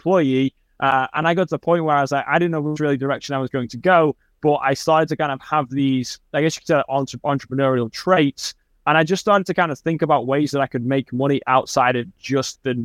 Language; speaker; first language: English; native; English